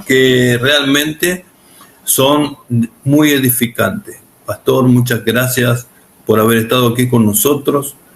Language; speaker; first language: Spanish; non-native, fluent; Portuguese